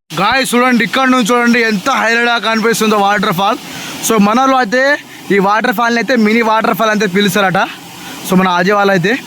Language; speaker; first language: Telugu; native; Telugu